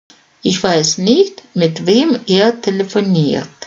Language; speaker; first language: German; non-native, fluent; Russian